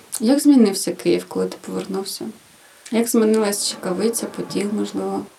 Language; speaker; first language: Ukrainian; native; Ukrainian